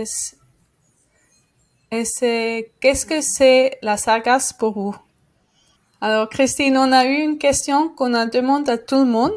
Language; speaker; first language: French; non-native, learner; Spanish